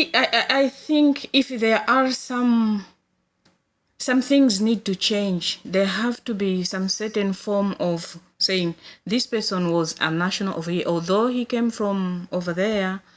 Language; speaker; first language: English; non-native, local second language; Nyanja